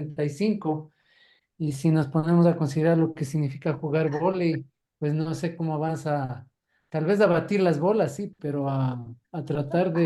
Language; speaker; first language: Spanish; native; Spanish